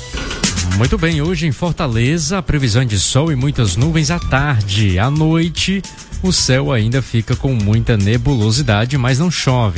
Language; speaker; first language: Portuguese; native; Portuguese